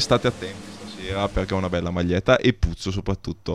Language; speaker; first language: Italian; native; Italian